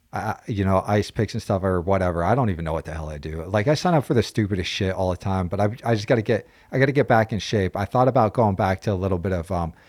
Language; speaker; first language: English; native; English